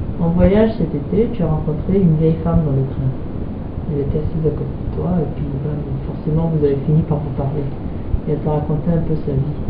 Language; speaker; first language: French; native; French